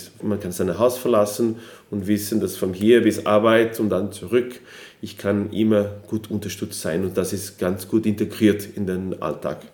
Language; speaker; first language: German; non-native, fluent; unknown